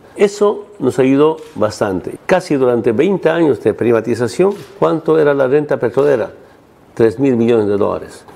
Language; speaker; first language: Spanish; non-native, local second language; Aymara